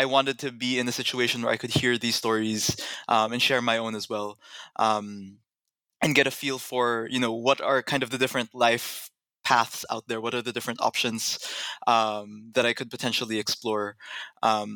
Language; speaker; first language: English; non-native, local second language; Filipino